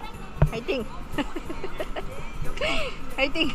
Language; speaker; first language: Korean; non-native, learner; Filipino